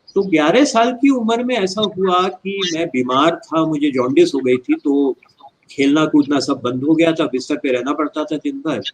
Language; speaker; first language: Hindi; native; Hindi